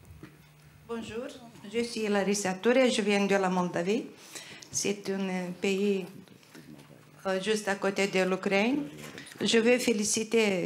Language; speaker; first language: French; non-native, fluent; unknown